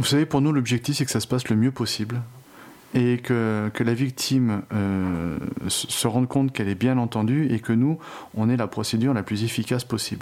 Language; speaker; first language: French; native; French